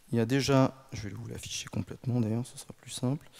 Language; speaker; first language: French; native; French